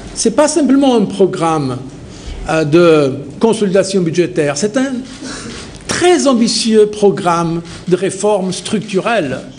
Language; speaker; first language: French; non-native, fluent; Portuguese